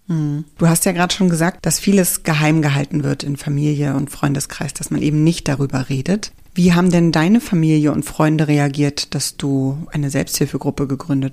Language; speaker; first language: German; native; German